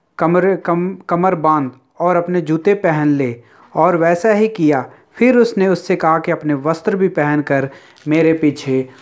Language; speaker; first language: Hindi; non-native, local second language; Telugu